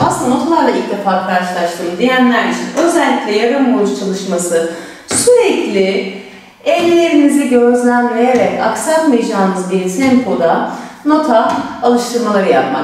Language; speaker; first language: Turkish; native; Turkish